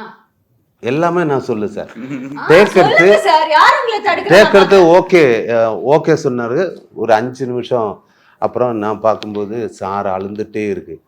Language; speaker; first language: Tamil; non-native, learner; Malayalam